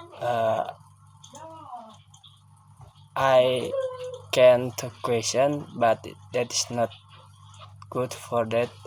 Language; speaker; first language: English; non-native, learner; Indonesian